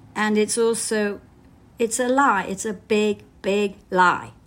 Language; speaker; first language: English; native; English